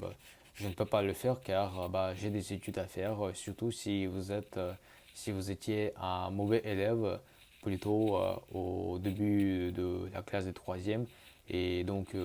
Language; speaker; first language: French; early bilingual, other home language; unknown